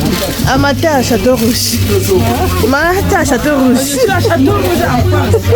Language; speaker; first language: French; non-native, learner; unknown